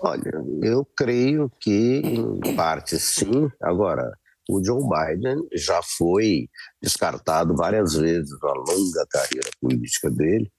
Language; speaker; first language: Portuguese; native; Portuguese